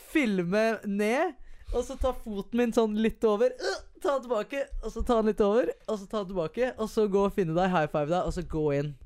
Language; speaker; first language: Norwegian; early bilingual, other home language; English